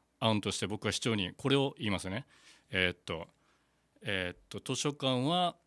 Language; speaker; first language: Japanese; native; Japanese